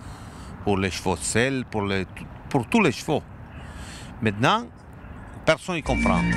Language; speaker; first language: French; non-native, learner; Italian